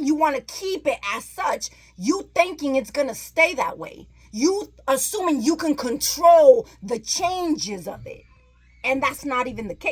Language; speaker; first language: English; native; English